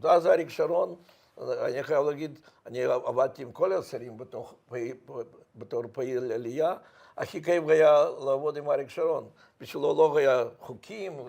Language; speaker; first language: Hebrew; non-native, fluent; Russian